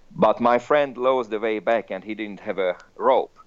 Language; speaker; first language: English; non-native, fluent; Hungarian